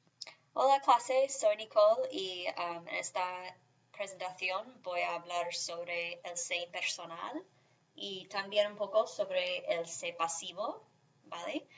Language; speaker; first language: Spanish; non-native, fluent; English